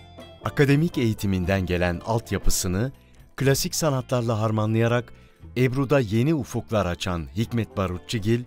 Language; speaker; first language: Turkish; native; Turkish